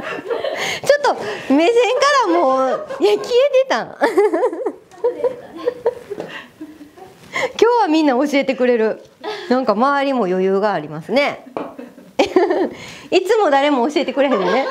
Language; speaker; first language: Japanese; native; Japanese